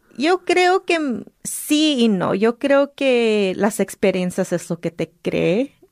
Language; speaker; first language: Spanish; early bilingual, heritage; Spanish